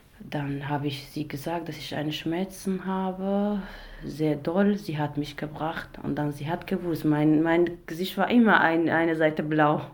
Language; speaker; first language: German; non-native, learner; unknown